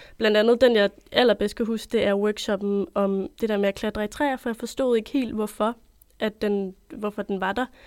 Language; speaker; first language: Danish; native; Danish